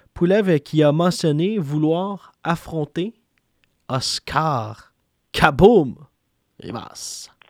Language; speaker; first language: French; native; French